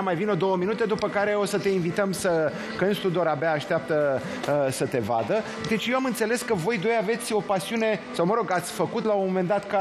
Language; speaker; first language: Romanian; native; Romanian